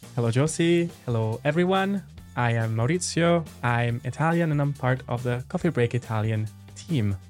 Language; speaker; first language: English; non-native, fluent; Italian